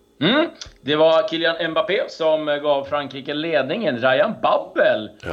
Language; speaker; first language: Swedish; native; Swedish